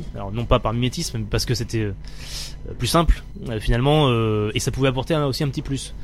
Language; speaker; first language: French; native; French